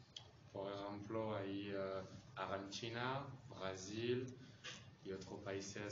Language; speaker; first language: Spanish; non-native, learner; French